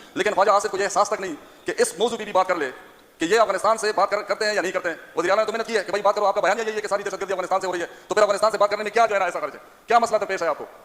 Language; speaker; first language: Urdu; non-native, local second language; Pashto